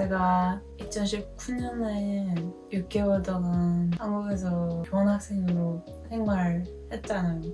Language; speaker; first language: Korean; non-native, fluent; Dutch